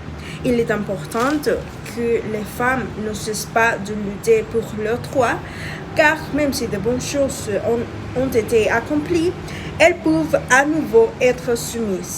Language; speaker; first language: French; non-native, fluent; Spanish